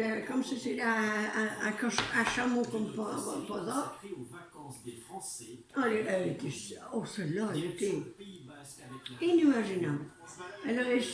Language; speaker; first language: French; early bilingual, other home language; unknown